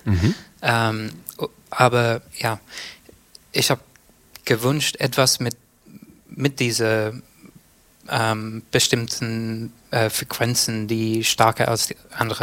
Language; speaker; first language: German; non-native, learner; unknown